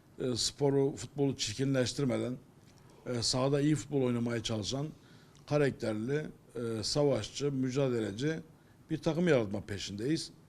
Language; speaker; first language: Turkish; native; Turkish